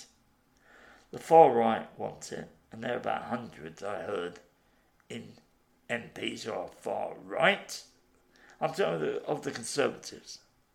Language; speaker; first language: English; native; English